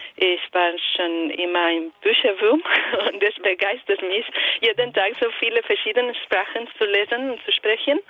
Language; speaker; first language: German; non-native, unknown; Italian